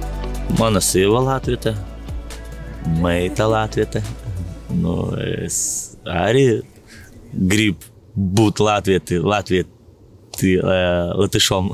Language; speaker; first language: Latvian; non-native, local second language; Russian